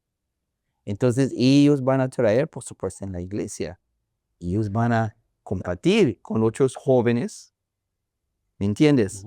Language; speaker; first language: Spanish; non-native, learner; English